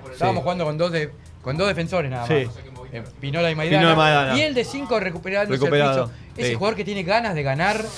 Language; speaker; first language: Spanish; native; Spanish